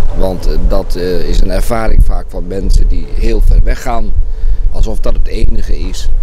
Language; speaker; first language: Dutch; native; Dutch